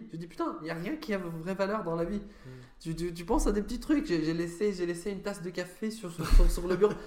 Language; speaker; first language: French; non-native, fluent; Arabic